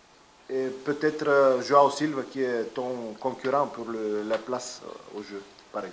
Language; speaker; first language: French; non-native, learner; Bulgarian